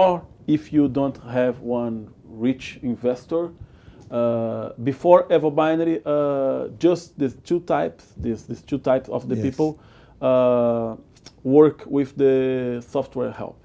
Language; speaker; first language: English; non-native, learner; Portuguese